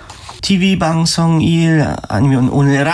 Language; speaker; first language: Korean; non-native, learner; German